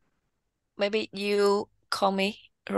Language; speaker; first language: English; non-native, learner; Vietnamese